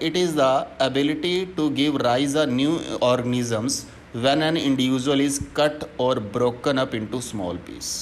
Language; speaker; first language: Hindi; native; Hindi